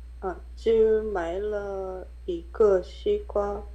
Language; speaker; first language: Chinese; non-native, learner; Korean